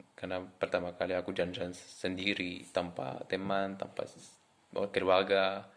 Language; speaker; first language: Indonesian; non-native, fluent; French